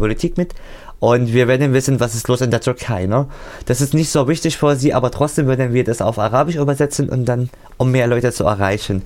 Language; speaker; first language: German; non-native, fluent; Arabic